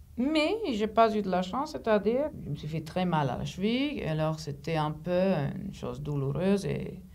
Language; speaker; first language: French; non-native, fluent; Greek